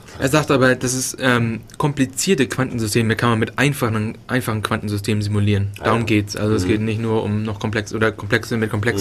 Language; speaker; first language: German; native; German